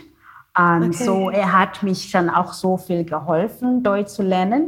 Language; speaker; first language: German; non-native, learner; Xhosa